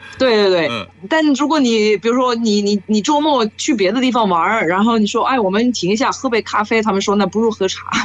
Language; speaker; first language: Chinese; non-native, fluent; French